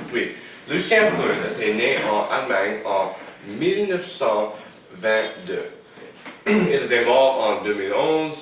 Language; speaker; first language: French; non-native, learner; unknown